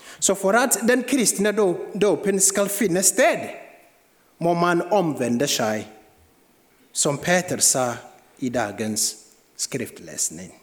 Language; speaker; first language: Norwegian; non-native, fluent; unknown